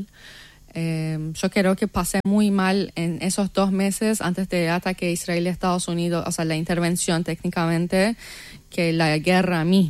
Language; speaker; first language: Spanish; non-native, fluent; Persian